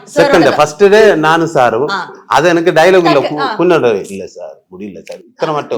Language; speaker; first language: Tamil; non-native, learner; Malayalam